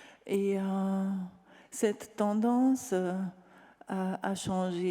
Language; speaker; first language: French; non-native, fluent; Hungarian